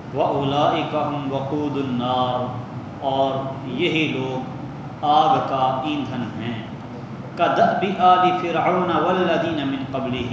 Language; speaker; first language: Urdu; non-native, local second language; Punjabi